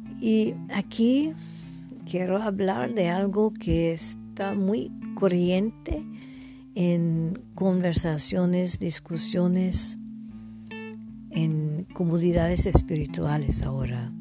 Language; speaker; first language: Spanish; non-native, learner; English